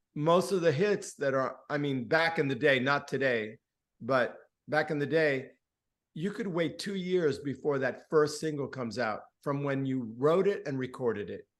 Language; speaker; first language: English; early bilingual, other home language; Spanish